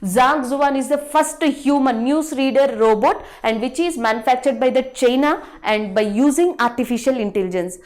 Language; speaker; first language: English; non-native, local second language; Telugu